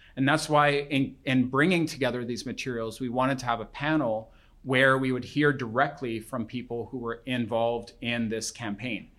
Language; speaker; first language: English; native; English